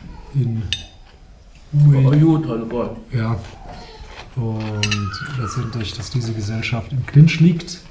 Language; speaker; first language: German; native; German